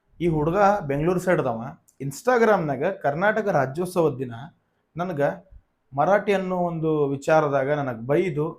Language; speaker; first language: Kannada; non-native, local second language; Marathi